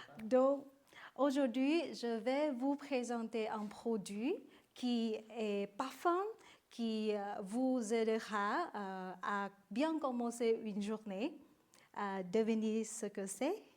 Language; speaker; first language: French; non-native, learner; Vietnamese